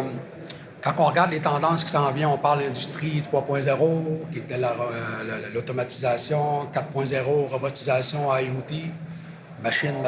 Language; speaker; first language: French; native; French